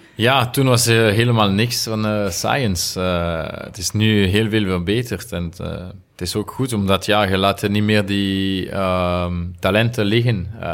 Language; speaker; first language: Dutch; non-native, local second language; French